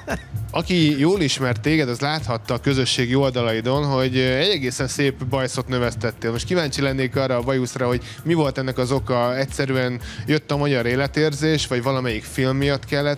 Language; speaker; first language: Hungarian; native; Hungarian